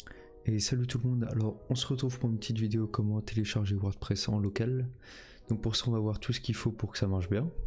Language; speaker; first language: French; native; French